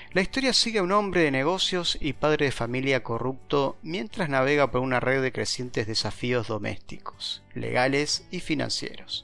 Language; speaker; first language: Spanish; native; Spanish